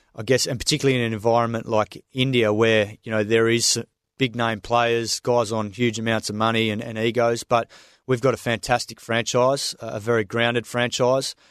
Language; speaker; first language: English; native; English